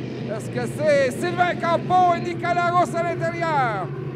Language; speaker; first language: French; native; French